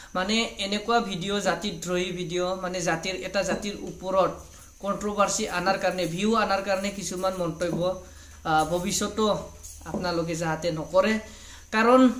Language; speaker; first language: Assamese; non-native, local second language; Bodo